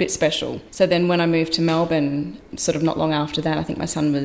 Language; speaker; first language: English; native; English